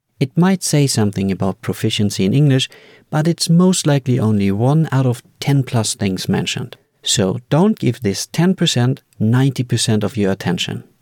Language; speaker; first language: English; non-native, fluent; German